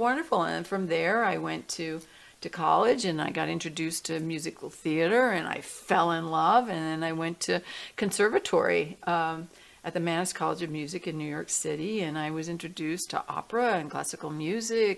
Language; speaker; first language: English; native; English